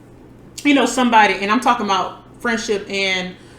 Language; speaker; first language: English; native; English